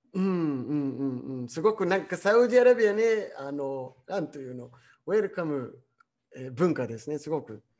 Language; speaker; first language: Japanese; non-native, fluent; Arabic